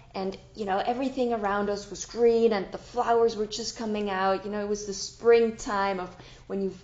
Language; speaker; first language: English; non-native, fluent; German